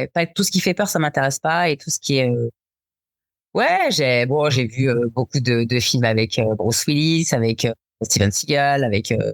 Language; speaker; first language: French; native; French